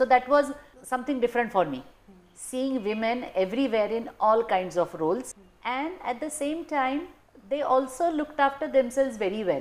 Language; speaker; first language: English; non-native, local second language; Marathi